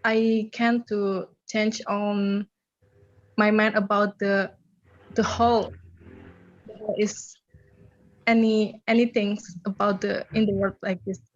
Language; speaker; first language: English; non-native, learner; Indonesian